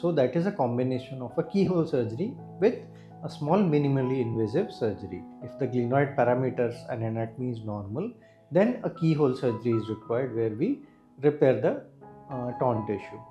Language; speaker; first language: English; non-native, local second language; Hindi